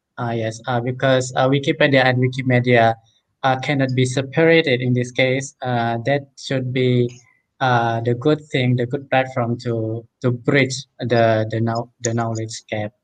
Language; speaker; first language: English; non-native, fluent; Indonesian